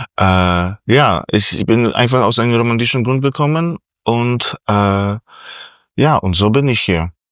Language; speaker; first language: German; non-native, fluent; Polish